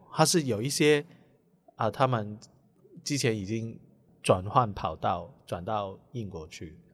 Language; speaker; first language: Chinese; non-native, local second language; Cantonese